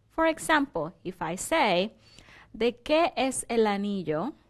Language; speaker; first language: Spanish; non-native, fluent; English